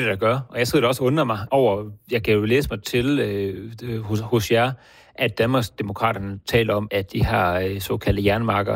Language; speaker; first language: Danish; native; Danish